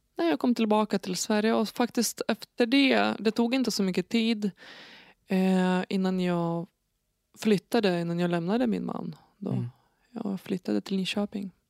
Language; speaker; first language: Swedish; non-native, fluent; Lithuanian